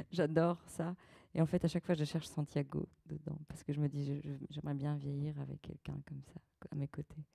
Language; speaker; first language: French; early bilingual, other home language; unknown